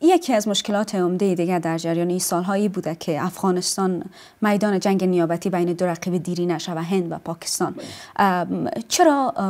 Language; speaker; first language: Persian; native; Persian